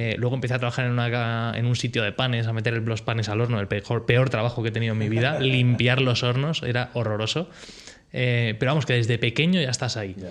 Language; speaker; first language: Spanish; early bilingual, heritage; Spanish